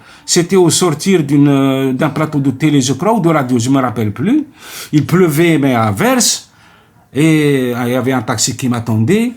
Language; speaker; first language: French; non-native, local second language; Arabic